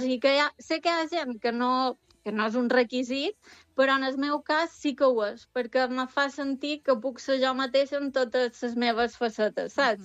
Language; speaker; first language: Catalan; native; Catalan